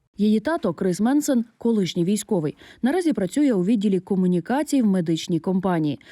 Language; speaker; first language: Ukrainian; native; Ukrainian